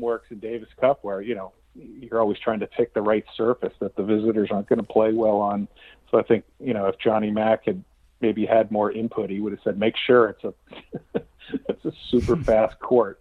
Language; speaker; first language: English; native; English